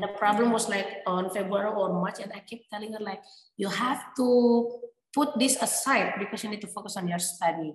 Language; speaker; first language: English; non-native, fluent; Indonesian